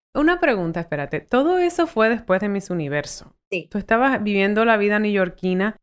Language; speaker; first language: Spanish; early bilingual, heritage; Spanish